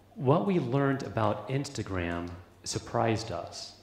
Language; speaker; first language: English; native; English